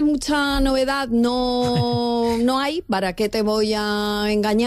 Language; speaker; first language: Spanish; native; Spanish